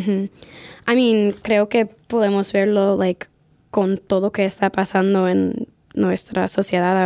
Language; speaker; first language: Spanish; early bilingual, heritage; Spanish